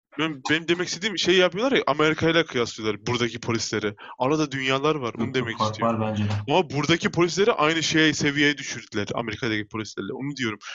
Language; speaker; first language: Turkish; early bilingual, heritage; Turkish